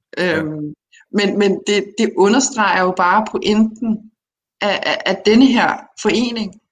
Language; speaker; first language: Danish; early bilingual, other home language; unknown